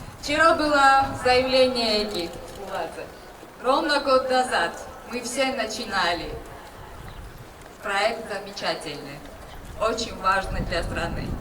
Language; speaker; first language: Russian; non-native, fluent; Georgian